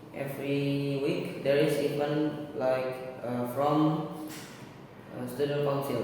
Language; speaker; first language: English; non-native, learner; Indonesian